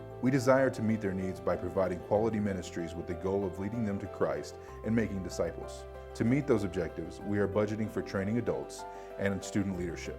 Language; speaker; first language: English; native; English